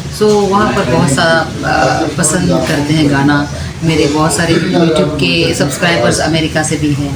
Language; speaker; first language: Hindi; non-native, local second language; Marathi